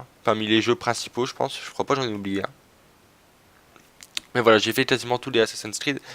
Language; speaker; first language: French; native; French